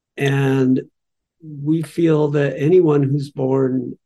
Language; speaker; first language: English; native; English